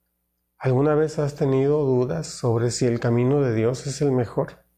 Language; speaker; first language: Spanish; native; Spanish